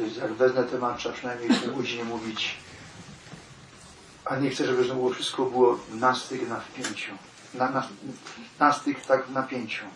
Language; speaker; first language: Polish; native; Polish